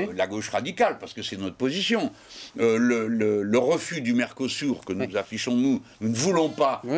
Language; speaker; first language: French; native; French